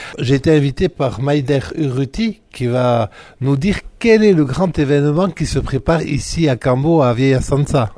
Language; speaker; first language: French; native; French